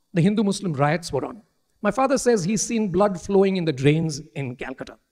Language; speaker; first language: English; non-native, local second language; Malayalam